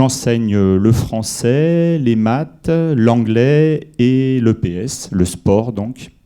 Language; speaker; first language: French; native; French